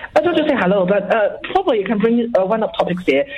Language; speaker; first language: English; non-native, fluent; Chinese